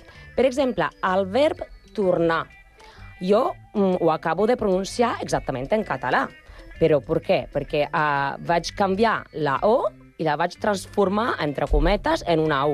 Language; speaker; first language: Catalan; non-native, learner; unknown